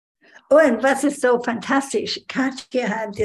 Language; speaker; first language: German; non-native, learner; English